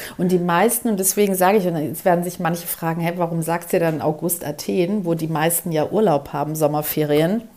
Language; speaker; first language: German; early bilingual, other home language; Greek